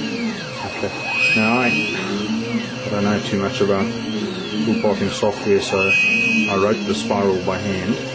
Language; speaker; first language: English; native; English